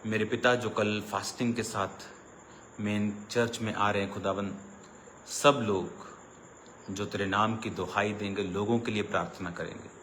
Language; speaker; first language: Hindi; non-native, local second language; Punjabi